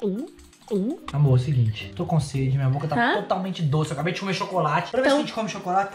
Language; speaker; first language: Portuguese; native; Portuguese